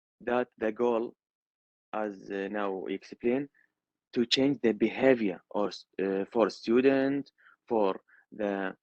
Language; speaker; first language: English; non-native, learner; Arabic